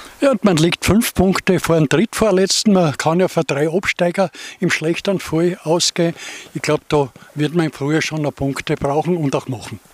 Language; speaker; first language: German; native; German